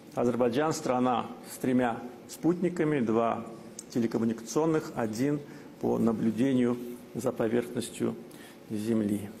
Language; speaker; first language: Russian; non-native, local second language; Azerbaijani